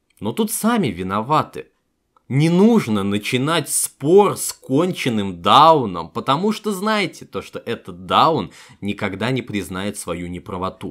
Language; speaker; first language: Russian; native; Russian